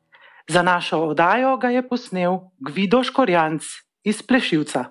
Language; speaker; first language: Slovenian; native; Slovenian